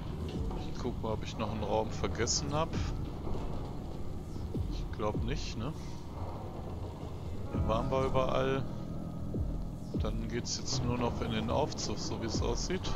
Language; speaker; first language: German; native; German